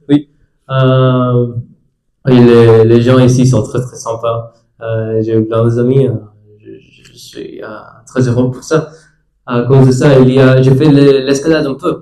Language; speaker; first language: French; non-native, learner; Spanish